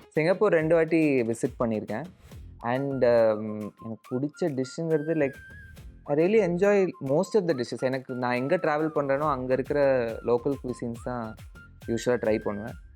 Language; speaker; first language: Tamil; non-native, local second language; Malayalam